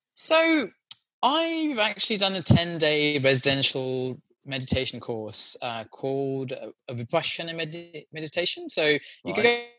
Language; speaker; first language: English; non-native, local second language; Sinhala